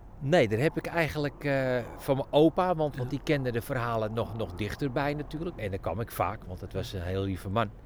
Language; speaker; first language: Dutch; native; Dutch